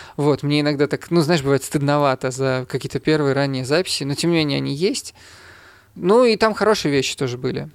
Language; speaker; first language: Russian; native; Russian